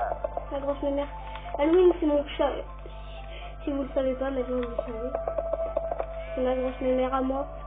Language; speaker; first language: French; native; French